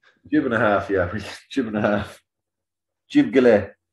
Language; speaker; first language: English; native; English